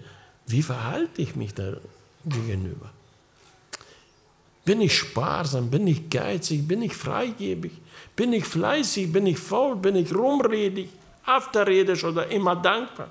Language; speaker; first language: German; early bilingual, heritage; German